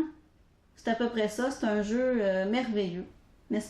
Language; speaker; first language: French; native; French